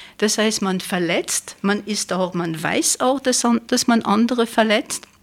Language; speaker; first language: German; non-native, fluent; French